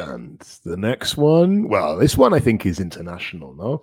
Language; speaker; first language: English; native; English